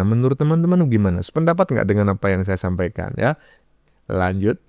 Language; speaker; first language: Indonesian; native; Indonesian